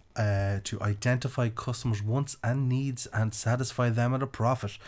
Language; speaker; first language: English; native; English